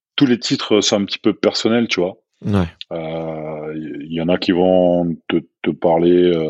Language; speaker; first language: French; native; French